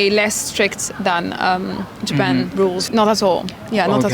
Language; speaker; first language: English; non-native, fluent; French